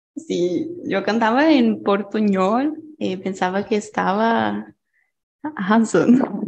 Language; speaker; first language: Spanish; non-native, learner; Portuguese